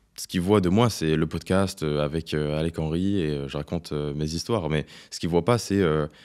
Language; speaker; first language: French; native; French